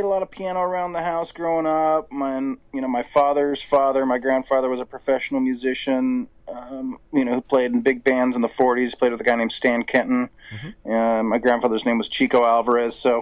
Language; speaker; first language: English; native; English